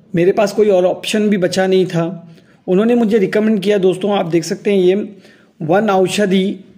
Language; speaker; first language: Hindi; non-native, local second language; Urdu